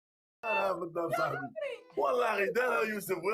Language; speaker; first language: Arabic; native; Arabic